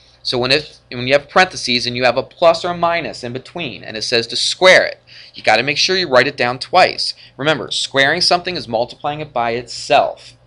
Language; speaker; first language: English; native; English